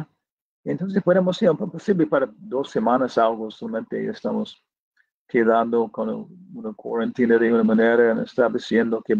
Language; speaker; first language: Spanish; non-native, fluent; English